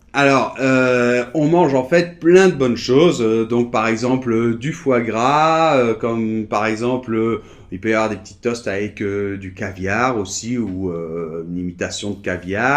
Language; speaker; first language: French; native; French